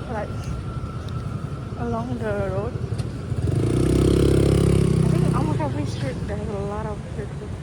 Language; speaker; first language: English; non-native, learner; Indonesian